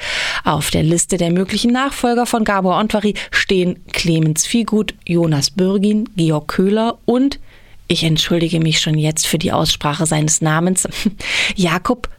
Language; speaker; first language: German; native; German